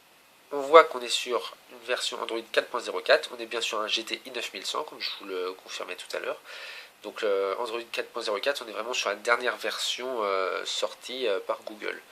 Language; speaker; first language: French; native; French